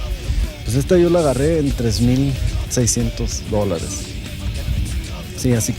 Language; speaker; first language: Spanish; native; Spanish